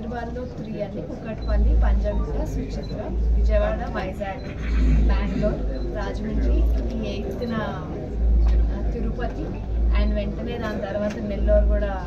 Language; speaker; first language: Telugu; native; Telugu